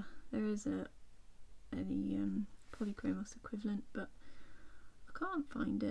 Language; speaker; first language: English; native; English